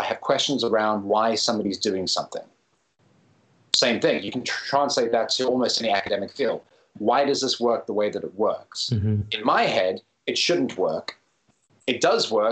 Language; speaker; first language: English; native; English